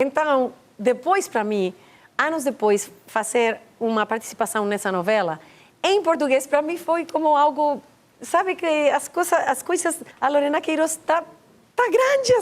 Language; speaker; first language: Portuguese; non-native, fluent; Spanish